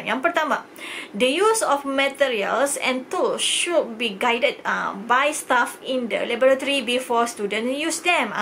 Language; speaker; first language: English; non-native, local second language; Malay